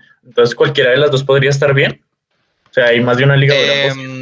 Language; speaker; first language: Spanish; native; Spanish